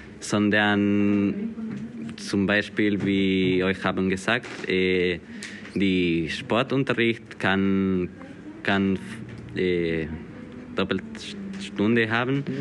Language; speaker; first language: German; non-native, learner; Spanish